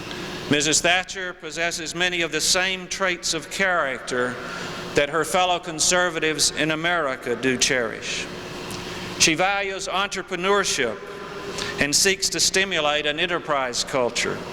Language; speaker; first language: English; native; English